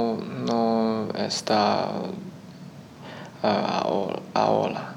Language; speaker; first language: Spanish; non-native, learner; Chinese